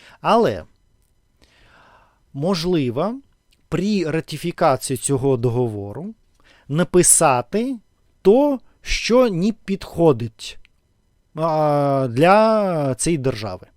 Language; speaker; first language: Ukrainian; non-native, learner; Russian